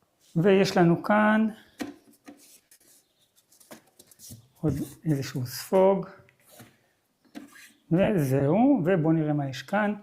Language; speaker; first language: Hebrew; native; Hebrew